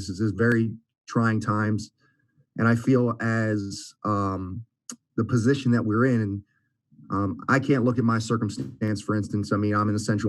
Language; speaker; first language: English; native; English